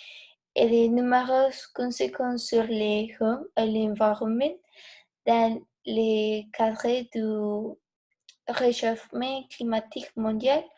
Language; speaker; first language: French; non-native, learner; Spanish